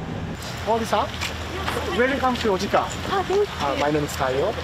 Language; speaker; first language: Japanese; non-native, learner; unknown